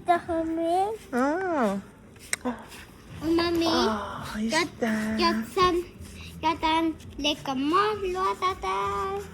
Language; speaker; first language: Swedish; early bilingual, other home language; Mongolian